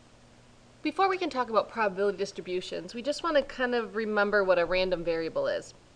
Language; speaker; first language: English; native; English